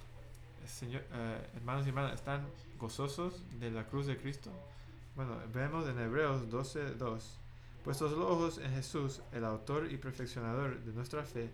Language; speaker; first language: Spanish; non-native, fluent; English